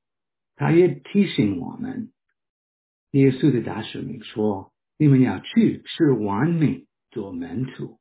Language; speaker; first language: Chinese; non-native, fluent; English